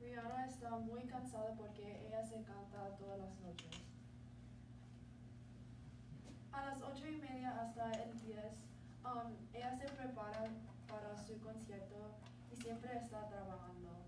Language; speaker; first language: Spanish; non-native, learner; English